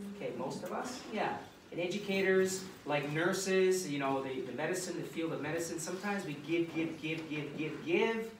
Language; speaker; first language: English; native; English